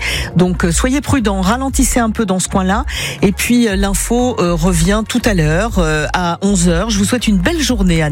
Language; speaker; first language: French; native; French